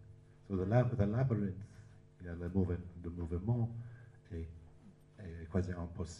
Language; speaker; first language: French; non-native, learner; English